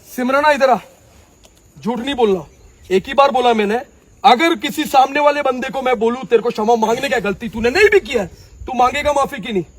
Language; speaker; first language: Hindi; non-native, local second language; Punjabi